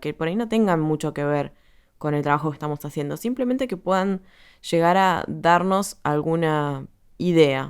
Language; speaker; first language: Spanish; native; Spanish